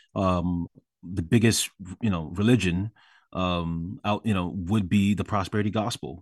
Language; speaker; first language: English; early bilingual, other home language; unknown